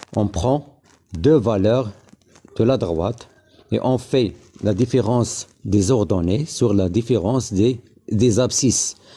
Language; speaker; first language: French; non-native, local second language; Arabic